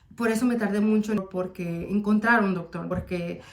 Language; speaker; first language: Spanish; early bilingual, heritage; Spanish